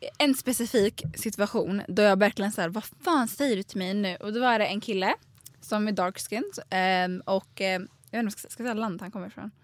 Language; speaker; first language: Swedish; early bilingual, other home language; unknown